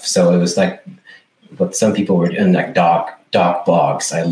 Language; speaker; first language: English; non-native, fluent; Swedish